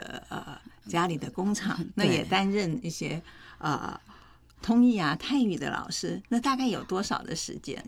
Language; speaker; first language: Chinese; native; Chinese